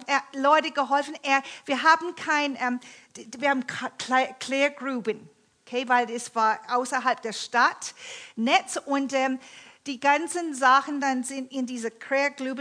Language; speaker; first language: German; non-native, fluent; English